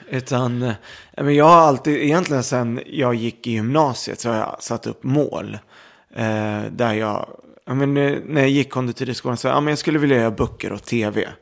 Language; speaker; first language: Swedish; early bilingual, other home language; Arabic